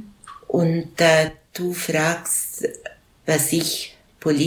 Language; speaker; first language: German; non-native, local second language; Italian